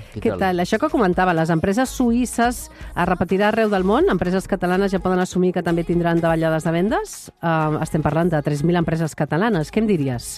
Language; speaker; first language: Catalan; native; Catalan